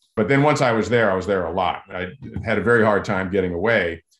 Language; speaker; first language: English; native; English